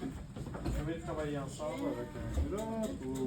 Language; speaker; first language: French; non-native, local second language; English